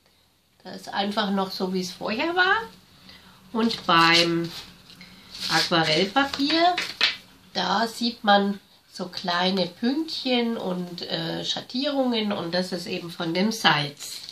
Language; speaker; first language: German; native; German